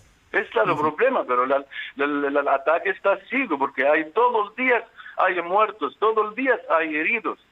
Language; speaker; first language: Spanish; non-native, fluent; Arabic